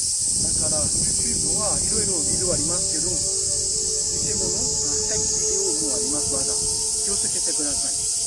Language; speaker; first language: Japanese; non-native, fluent; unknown